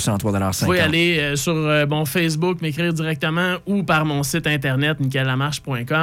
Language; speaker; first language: French; native; French